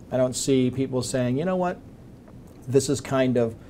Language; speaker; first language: English; native; English